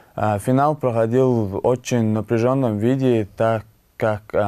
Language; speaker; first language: Russian; non-native, local second language; Chechen